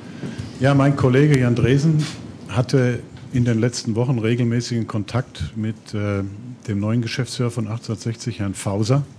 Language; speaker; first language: German; native; German